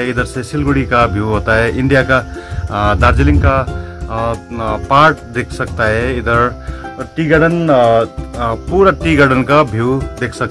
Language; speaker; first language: Hindi; non-native, learner; Nepali